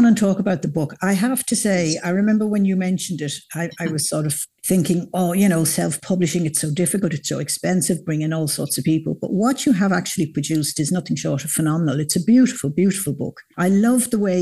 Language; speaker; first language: English; native; English